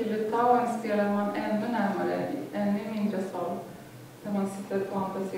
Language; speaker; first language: Swedish; non-native, fluent; Lithuanian